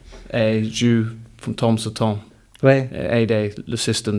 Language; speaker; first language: French; non-native, learner; English